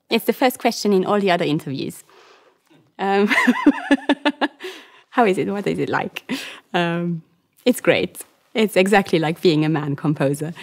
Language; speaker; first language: English; non-native, fluent; Luxembourgish